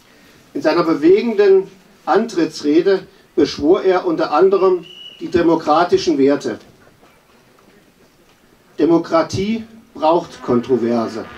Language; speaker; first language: German; native; German